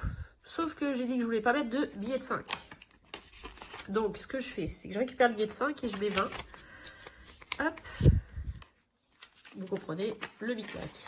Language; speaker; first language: French; native; French